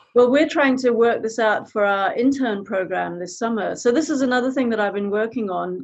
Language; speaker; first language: English; native; English